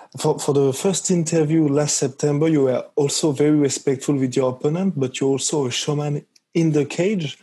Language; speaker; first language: English; non-native, fluent; French